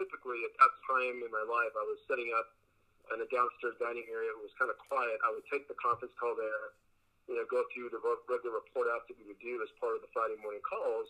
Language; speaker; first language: English; early bilingual, other home language; Spanish